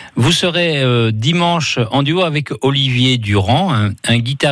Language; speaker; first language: French; native; French